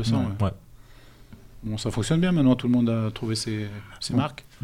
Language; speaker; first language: French; native; French